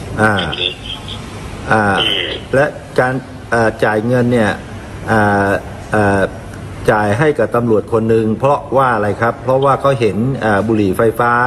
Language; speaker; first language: Thai; native; Thai